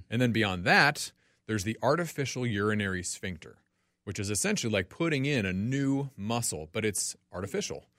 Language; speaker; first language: English; native; English